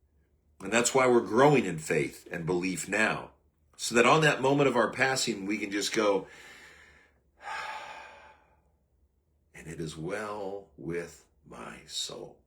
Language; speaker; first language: English; native; English